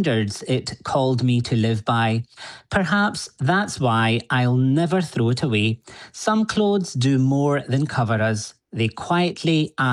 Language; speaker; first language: English; native; English